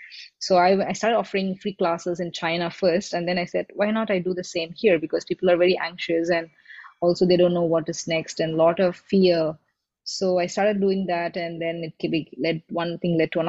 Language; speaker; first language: English; non-native, local second language; Tamil